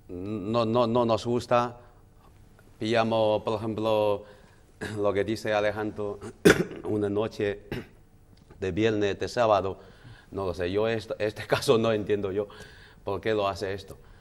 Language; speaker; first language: Spanish; non-native, learner; Chinese